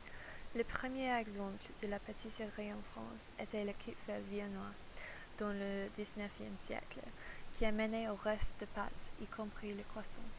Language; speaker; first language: French; non-native, learner; English